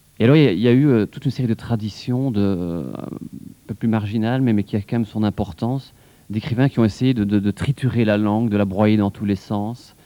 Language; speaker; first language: French; native; French